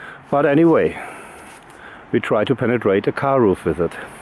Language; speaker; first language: English; non-native, fluent; German